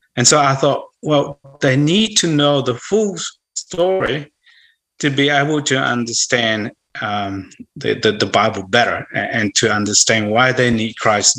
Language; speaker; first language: English; non-native, fluent; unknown